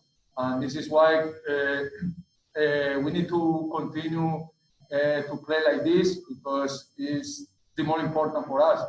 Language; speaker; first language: English; non-native, learner; Spanish